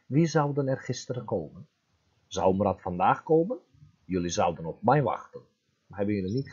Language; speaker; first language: Dutch; non-native, fluent; Turkish